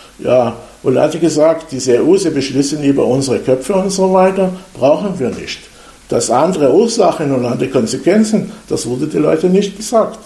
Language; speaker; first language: German; non-native, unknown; Hebrew